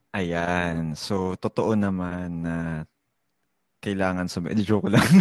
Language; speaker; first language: Filipino; native; Filipino